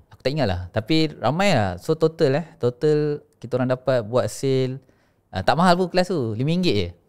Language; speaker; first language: Malay; native; Malay